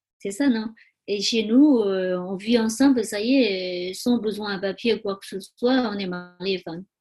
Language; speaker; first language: French; non-native, learner; Tibetan